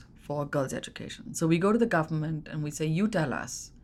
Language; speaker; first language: English; non-native, local second language; Hindi